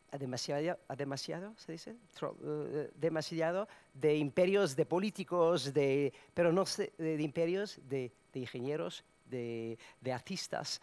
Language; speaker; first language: Spanish; non-native, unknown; Serbian